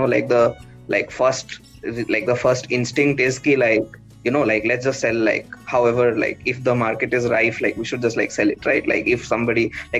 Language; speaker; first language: English; non-native, local second language; Odia